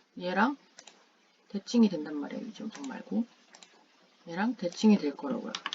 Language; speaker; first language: Korean; non-native, fluent; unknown